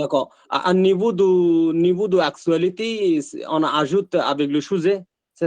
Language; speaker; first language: French; non-native, learner; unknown